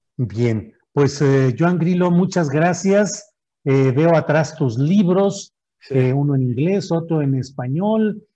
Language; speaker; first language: Spanish; native; Spanish